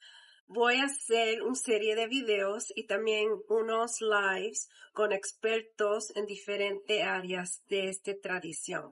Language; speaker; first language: Spanish; early bilingual, heritage; Spanish